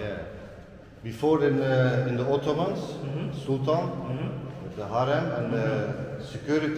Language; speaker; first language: English; non-native, learner; Turkish